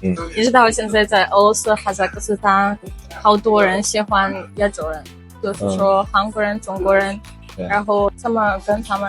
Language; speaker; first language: Chinese; non-native, fluent; Russian